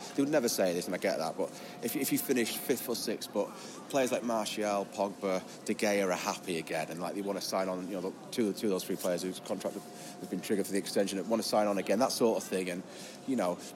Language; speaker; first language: English; native; English